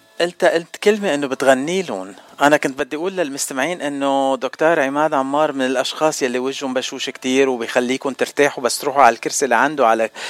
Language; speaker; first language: Arabic; native; Arabic